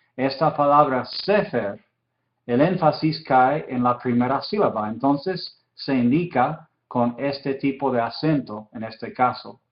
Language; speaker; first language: Spanish; non-native, fluent; English